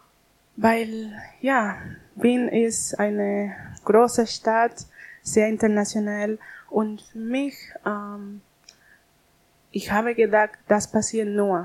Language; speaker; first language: German; non-native, learner; Spanish